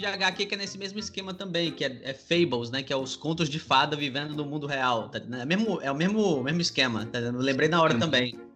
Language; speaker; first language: Portuguese; native; Portuguese